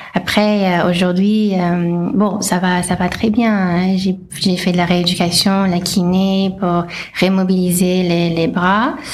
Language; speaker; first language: French; non-native, fluent; English